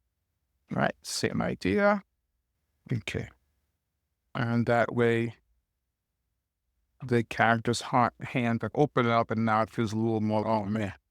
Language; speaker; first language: English; native; English